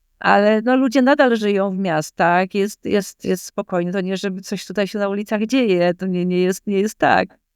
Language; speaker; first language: Polish; native; Polish